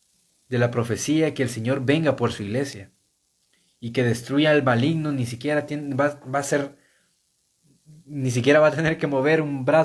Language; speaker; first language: Spanish; native; Spanish